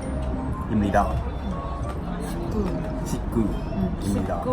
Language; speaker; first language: Korean; non-native, learner; Japanese